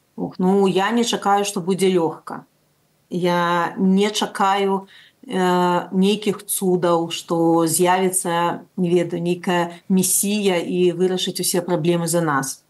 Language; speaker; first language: Belarusian; non-native, local second language; Russian